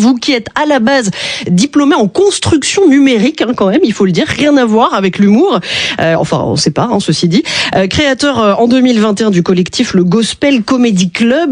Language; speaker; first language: French; native; French